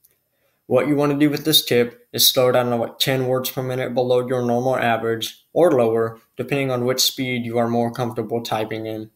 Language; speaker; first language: English; native; English